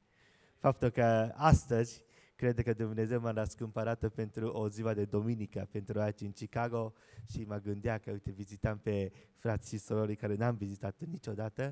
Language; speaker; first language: Romanian; non-native, learner; Japanese